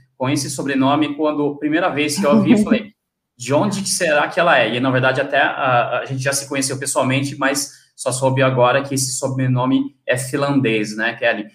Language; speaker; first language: Portuguese; native; Portuguese